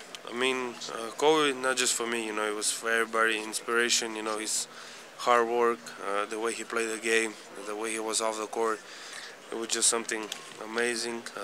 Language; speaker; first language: English; non-native, fluent; Slovenian